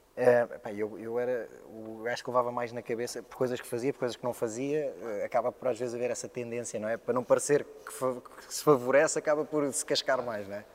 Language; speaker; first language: Portuguese; native; Portuguese